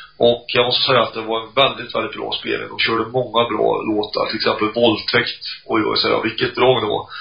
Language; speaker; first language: Swedish; native; Swedish